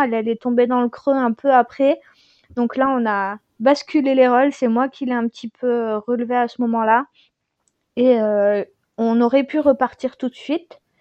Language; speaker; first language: French; native; French